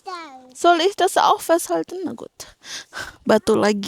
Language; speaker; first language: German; non-native, fluent; Indonesian